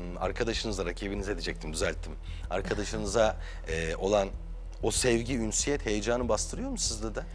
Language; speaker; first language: Turkish; native; Turkish